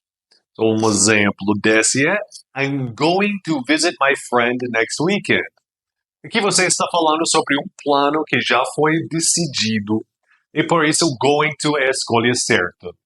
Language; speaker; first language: Portuguese; non-native, fluent; English